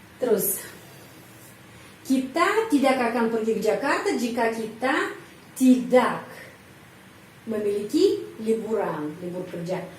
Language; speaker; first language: Indonesian; non-native, fluent; Russian